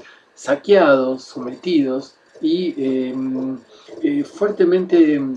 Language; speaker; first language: Spanish; native; Spanish